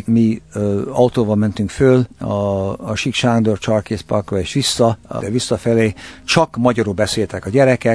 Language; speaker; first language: Hungarian; early bilingual, heritage; Hungarian